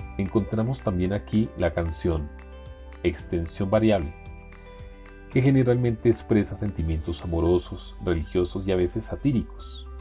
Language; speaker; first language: Spanish; native; Spanish